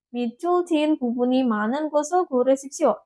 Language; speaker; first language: Korean; non-native, fluent; Indonesian